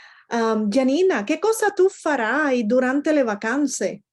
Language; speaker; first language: Italian; non-native, fluent; Spanish